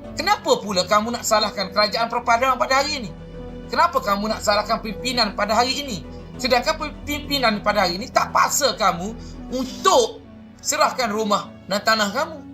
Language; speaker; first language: Malay; native; Malay